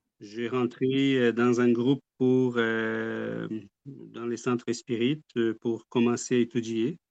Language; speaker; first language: French; non-native, fluent; Portuguese